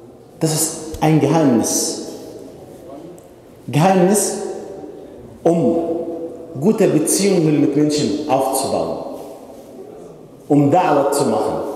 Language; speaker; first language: German; non-native, fluent; Arabic